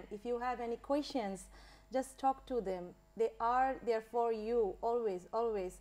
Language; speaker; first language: English; non-native, local second language; Bangla